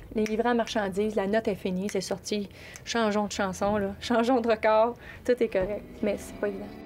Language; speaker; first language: French; native; French